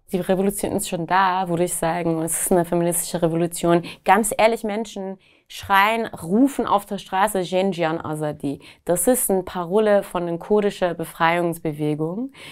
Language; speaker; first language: German; non-native, fluent; Persian